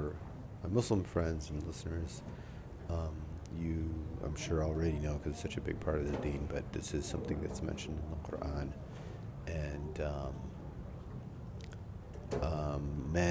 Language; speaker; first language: English; early bilingual, other home language; Urdu